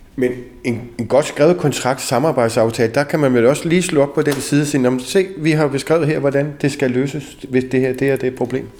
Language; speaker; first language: Danish; native; Danish